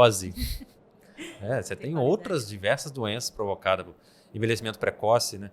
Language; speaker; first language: Portuguese; native; Portuguese